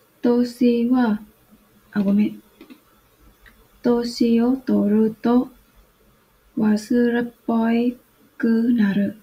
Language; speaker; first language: Japanese; non-native, fluent; Vietnamese